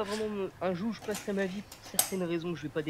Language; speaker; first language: French; native; French